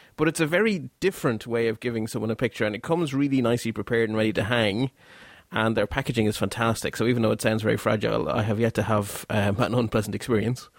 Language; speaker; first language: English; non-native, fluent; Dutch